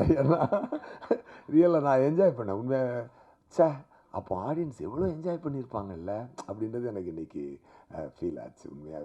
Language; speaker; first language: Tamil; native; Tamil